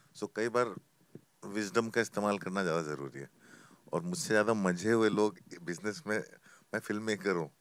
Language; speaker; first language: Hindi; native; Hindi